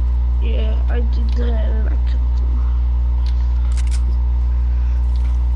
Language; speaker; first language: English; native; English